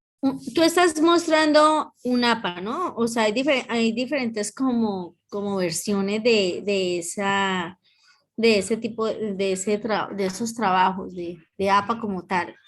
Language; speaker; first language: Spanish; native; Spanish